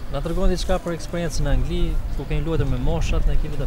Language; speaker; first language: Albanian; native; Albanian